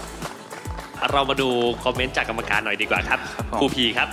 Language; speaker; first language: Thai; native; Thai